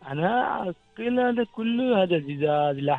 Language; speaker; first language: Arabic; non-native, learner; Bangla